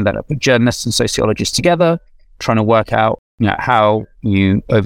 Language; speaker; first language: English; native; English